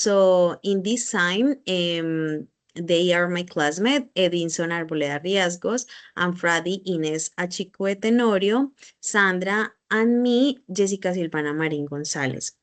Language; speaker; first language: English; non-native, learner; Spanish